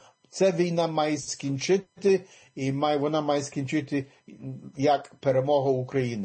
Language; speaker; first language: Ukrainian; early bilingual, heritage; English